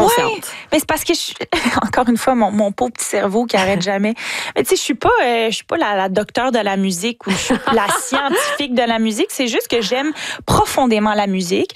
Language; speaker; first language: French; native; French